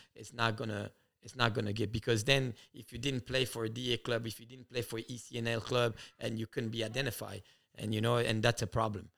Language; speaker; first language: English; early bilingual, other home language; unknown